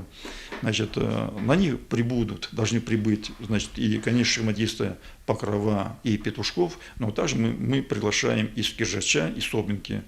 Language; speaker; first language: Russian; native; Russian